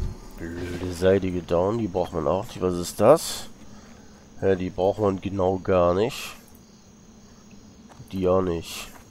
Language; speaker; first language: German; native; German